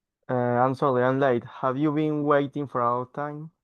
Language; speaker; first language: English; non-native, learner; Spanish